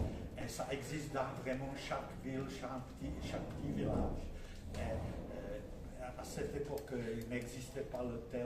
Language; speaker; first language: French; non-native, fluent; Czech